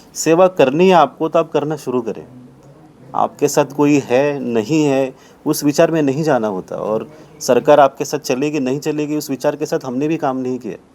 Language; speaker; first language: Hindi; non-native, local second language; Marathi